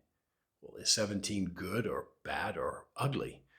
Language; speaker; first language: English; native; English